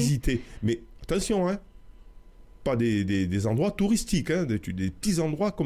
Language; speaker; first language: French; native; French